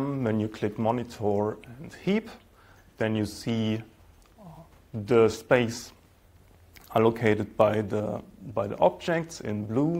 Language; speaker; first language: English; non-native, fluent; German